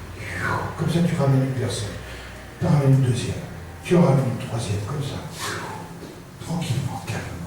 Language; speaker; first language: French; native; French